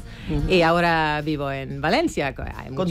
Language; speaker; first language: Spanish; non-native, fluent; Dutch